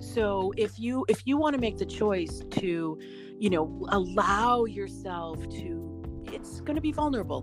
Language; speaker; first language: English; native; English